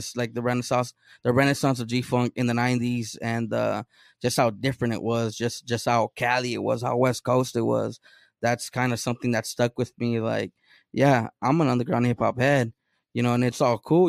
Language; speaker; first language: English; early bilingual, other home language; Spanish